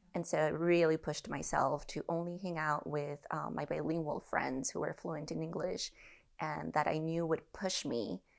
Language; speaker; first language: English; early bilingual, other home language; Spanish